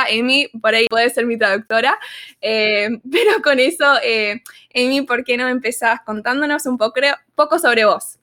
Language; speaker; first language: Spanish; early bilingual, other home language; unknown